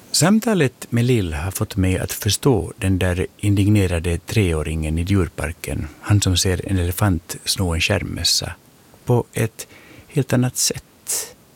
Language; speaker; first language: Swedish; native; Swedish